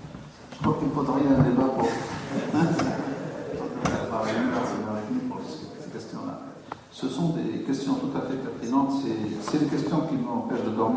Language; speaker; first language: French; non-native, local second language; Arabic